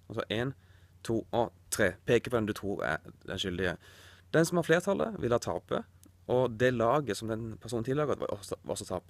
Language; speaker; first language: Norwegian; native; Norwegian